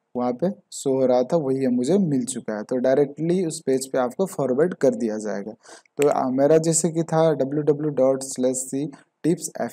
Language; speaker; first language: Hindi; native; Hindi